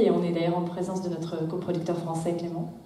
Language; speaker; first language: French; native; French